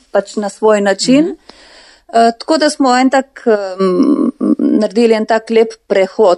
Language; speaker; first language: Slovenian; native; Slovenian